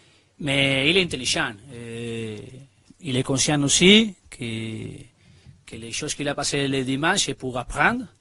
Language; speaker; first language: French; non-native, learner; Spanish